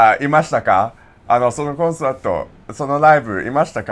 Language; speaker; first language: Japanese; non-native, learner; English